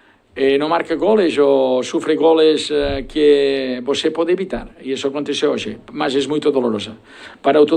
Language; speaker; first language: Portuguese; non-native, learner; Spanish